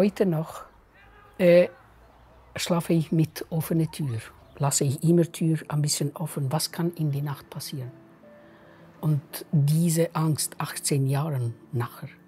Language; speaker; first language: German; non-native, fluent; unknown